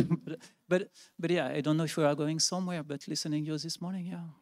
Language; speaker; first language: English; non-native, fluent; French